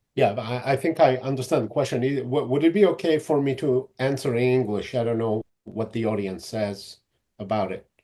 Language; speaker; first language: English; non-native, fluent; Georgian